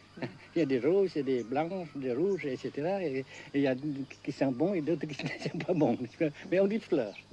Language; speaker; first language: French; non-native, fluent; Vietnamese